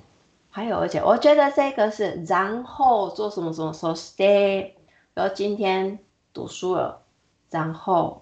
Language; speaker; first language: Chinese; non-native, fluent; Japanese